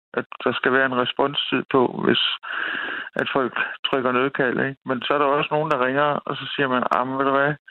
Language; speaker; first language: Danish; native; Danish